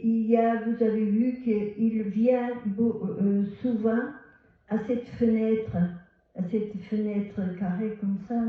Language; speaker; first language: French; non-native, fluent; Portuguese